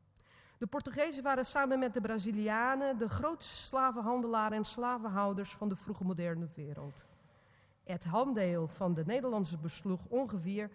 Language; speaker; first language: Dutch; non-native, fluent; Portuguese